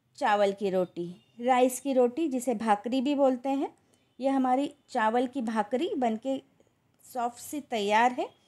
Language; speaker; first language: Hindi; non-native, local second language; Marathi